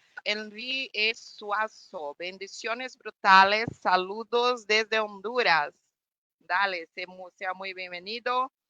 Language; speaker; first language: Spanish; non-native, fluent; Portuguese